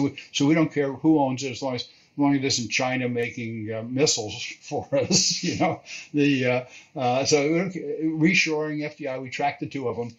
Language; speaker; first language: English; native; English